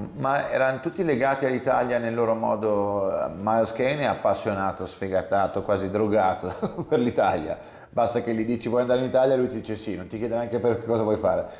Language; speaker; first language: Italian; early bilingual, heritage; English